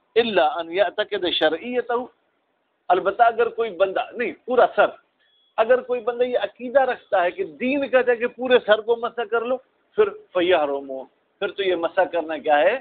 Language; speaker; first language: Urdu; non-native, local second language; Sindhi